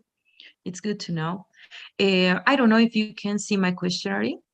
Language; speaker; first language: English; non-native, fluent; Spanish